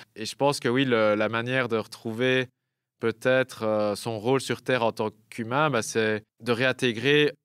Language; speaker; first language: French; native; French